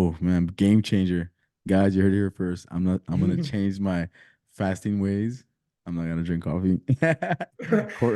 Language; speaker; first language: English; early bilingual, other home language; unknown